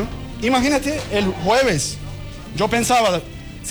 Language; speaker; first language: Spanish; non-native, learner; Turkish